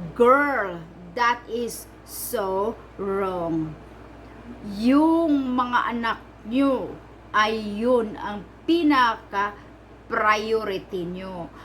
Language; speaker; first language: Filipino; non-native, local second language; Cebuano